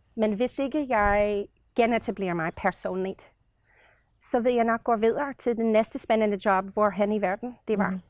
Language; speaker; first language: Danish; non-native, fluent; English